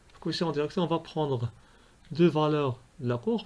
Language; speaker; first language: French; non-native, local second language; Arabic